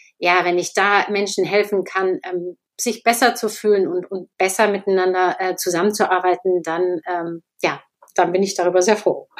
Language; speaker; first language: German; native; German